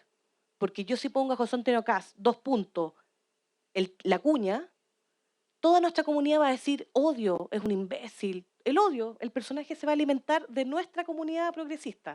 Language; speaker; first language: Spanish; native; Spanish